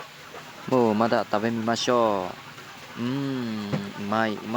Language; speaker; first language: Japanese; non-native, learner; Vietnamese